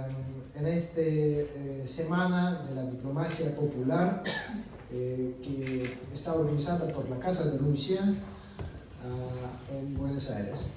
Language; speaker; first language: Spanish; non-native, fluent; Russian